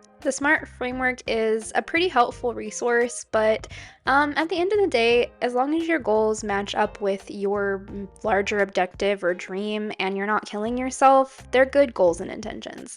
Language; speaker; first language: English; native; English